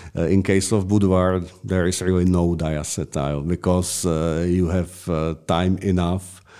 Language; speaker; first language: English; non-native, fluent; Czech